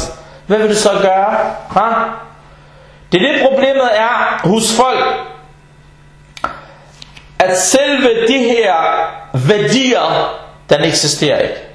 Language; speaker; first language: Danish; early bilingual, other home language; Arabic